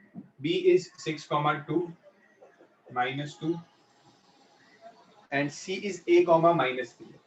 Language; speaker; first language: English; non-native, local second language; Hindi